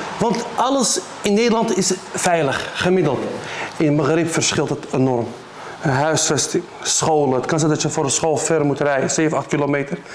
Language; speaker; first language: Dutch; early bilingual, other home language; Arabic